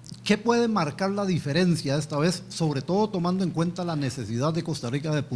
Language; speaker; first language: Spanish; native; Spanish